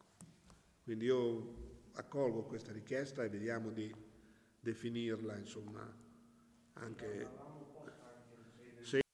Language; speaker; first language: Italian; native; Italian